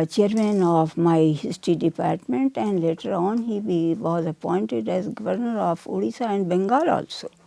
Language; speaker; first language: English; non-native, local second language; Urdu